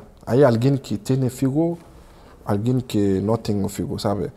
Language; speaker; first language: Spanish; non-native, learner; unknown